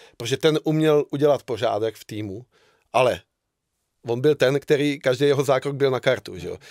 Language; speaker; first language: Czech; non-native, fluent; Hungarian